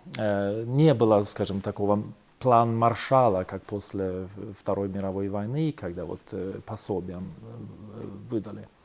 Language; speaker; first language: Russian; non-native, fluent; Swedish